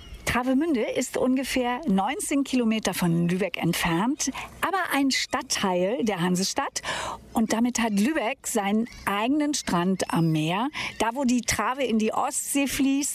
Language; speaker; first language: German; native; German